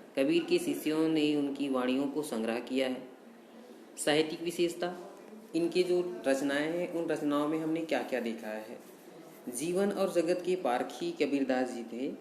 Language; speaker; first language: Hindi; native; Hindi